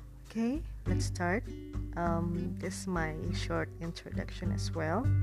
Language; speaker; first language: English; non-native, fluent; Indonesian